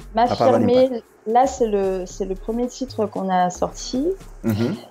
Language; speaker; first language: French; native; French